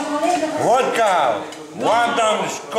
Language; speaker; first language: Polish; non-native, learner; French